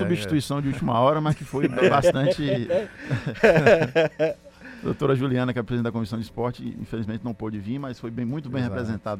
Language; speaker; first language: Portuguese; native; Portuguese